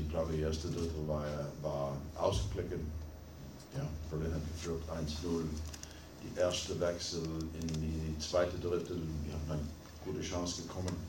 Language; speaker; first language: German; non-native, fluent; English